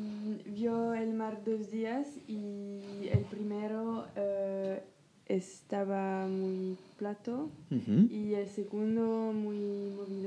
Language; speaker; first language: Spanish; non-native, learner; French